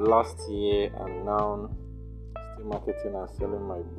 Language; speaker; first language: English; non-native, local second language; Igbo